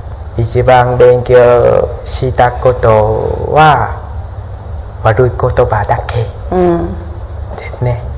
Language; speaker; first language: Japanese; non-native, learner; Vietnamese